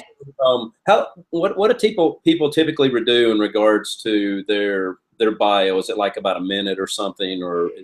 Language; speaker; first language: English; native; English